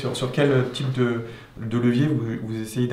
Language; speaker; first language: French; native; French